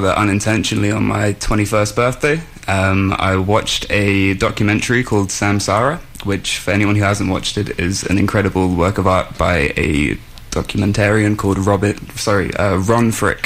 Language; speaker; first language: English; native; English